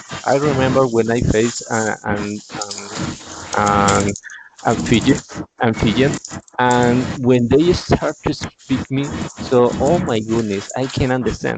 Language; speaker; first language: English; non-native, learner; Spanish